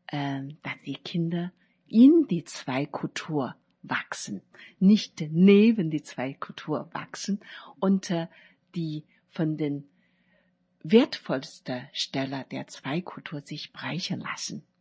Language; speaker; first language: German; non-native, learner; Chinese